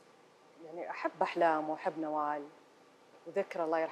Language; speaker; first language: Arabic; native; Arabic